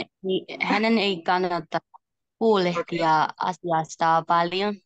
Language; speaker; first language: Finnish; non-native, learner; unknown